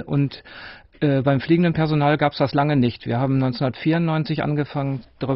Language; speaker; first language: German; native; German